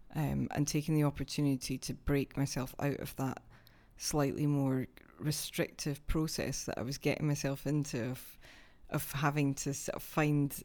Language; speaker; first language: English; native; English